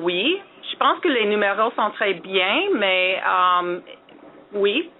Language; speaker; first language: French; non-native, fluent; English